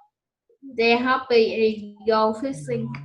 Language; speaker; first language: English; non-native, learner; Vietnamese